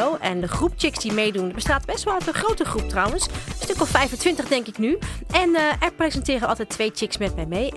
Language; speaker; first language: Dutch; native; Dutch